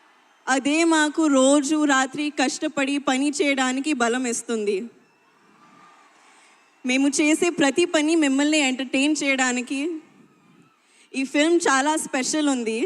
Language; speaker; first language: Telugu; non-native, local second language; Hindi